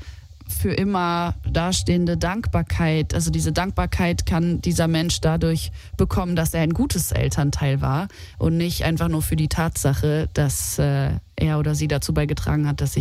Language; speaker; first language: German; native; German